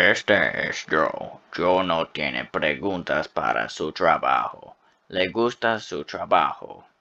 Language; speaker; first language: Spanish; non-native, learner; English